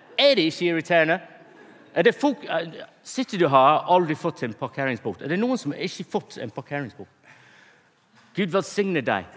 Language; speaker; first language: Norwegian; non-native, fluent; English